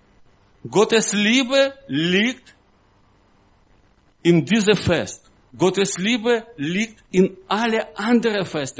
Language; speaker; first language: German; non-native, learner; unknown